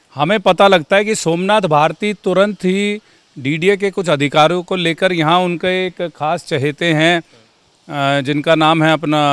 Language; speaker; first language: Hindi; native; Hindi